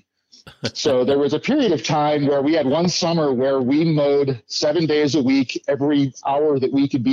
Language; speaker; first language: English; native; English